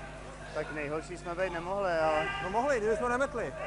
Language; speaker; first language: Czech; native; Czech